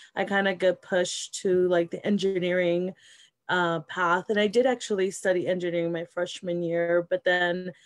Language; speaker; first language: English; early bilingual, other home language; Spanish